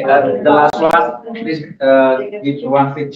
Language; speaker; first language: English; non-native, learner; Indonesian